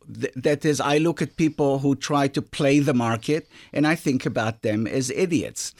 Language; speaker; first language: English; non-native, fluent; Hebrew